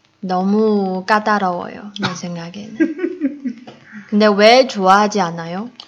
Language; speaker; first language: Korean; non-native, fluent; Chinese